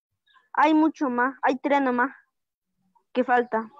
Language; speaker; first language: Spanish; native; Spanish